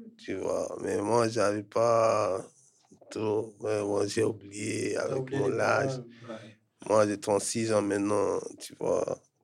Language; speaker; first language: French; non-native, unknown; English